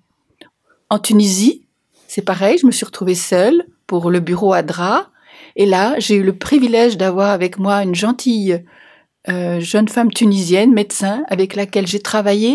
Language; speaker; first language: French; native; French